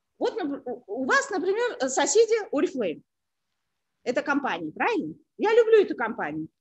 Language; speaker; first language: Russian; non-native, local second language; Uzbek